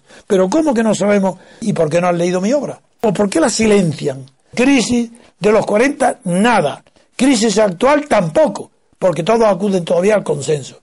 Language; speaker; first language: Spanish; native; Spanish